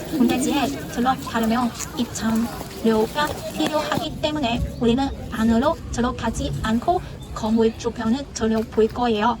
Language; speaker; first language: Korean; non-native, learner; Cantonese